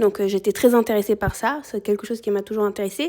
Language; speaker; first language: French; early bilingual, other home language; Spanish